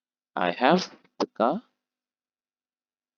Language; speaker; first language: English; non-native, fluent; Indonesian